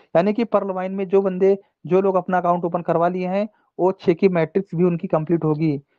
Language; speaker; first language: Hindi; non-native, local second language; Telugu